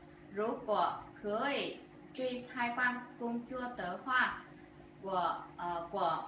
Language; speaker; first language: Chinese; non-native, learner; Vietnamese